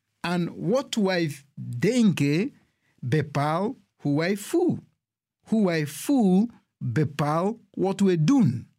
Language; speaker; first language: Dutch; non-native, fluent; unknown